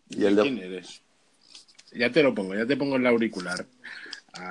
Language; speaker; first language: Spanish; native; Spanish